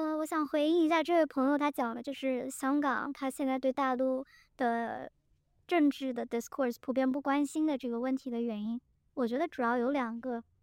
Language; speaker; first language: Chinese; native; Chinese